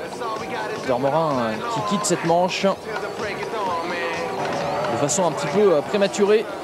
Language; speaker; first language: French; native; French